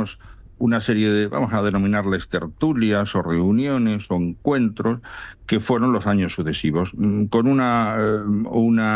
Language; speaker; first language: Spanish; native; Spanish